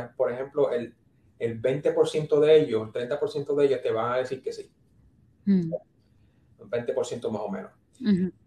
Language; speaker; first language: Spanish; native; Spanish